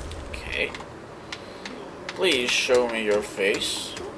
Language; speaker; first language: English; non-native, fluent; Italian